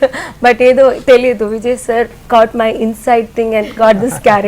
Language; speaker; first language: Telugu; non-native, learner; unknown